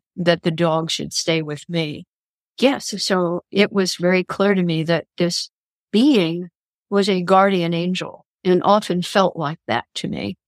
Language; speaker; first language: English; native; English